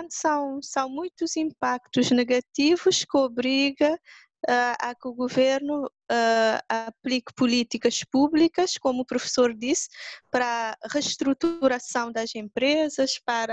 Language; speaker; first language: Portuguese; non-native, local second language; Kabuverdianu